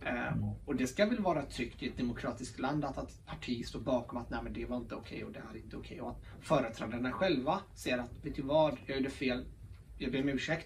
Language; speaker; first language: Swedish; early bilingual, other home language; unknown